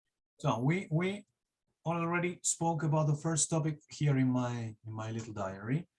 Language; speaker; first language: English; non-native, fluent; Spanish